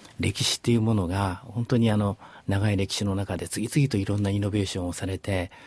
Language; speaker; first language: Japanese; native; Japanese